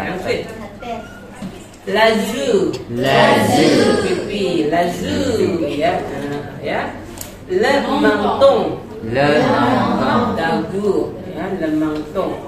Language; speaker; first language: French; non-native, fluent; Indonesian